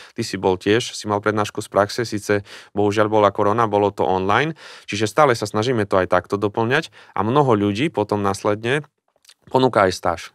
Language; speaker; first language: Slovak; native; Slovak